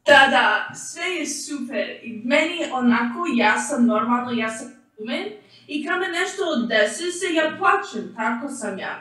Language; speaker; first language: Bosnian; early bilingual, heritage; English